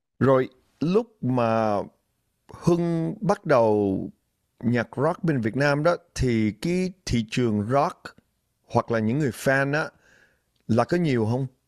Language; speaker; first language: Vietnamese; early bilingual, heritage; Vietnamese